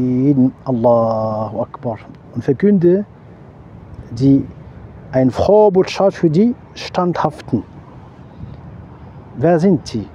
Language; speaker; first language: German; non-native, fluent; Arabic